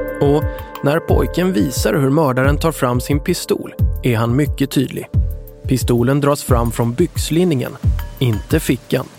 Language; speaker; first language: Swedish; native; Swedish